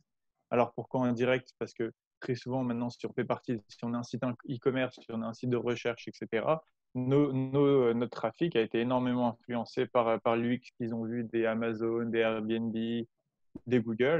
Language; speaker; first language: French; native; French